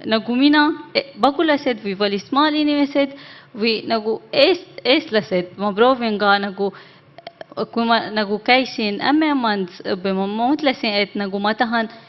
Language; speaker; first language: Estonian; non-native, learner; Arabic